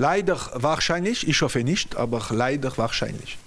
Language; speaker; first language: German; non-native, local second language; French